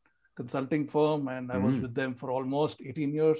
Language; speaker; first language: English; non-native, local second language; Kannada